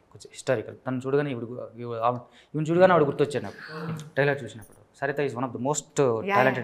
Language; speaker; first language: Telugu; native; Telugu